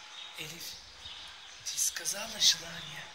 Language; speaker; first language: Russian; non-native, learner; Turkish